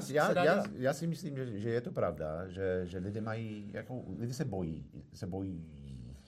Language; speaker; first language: Czech; non-native, fluent; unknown